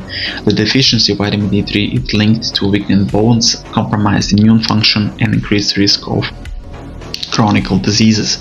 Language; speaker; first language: English; non-native, fluent; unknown